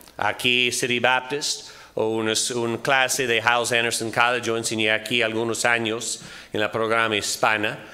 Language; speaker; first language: Spanish; non-native, fluent; English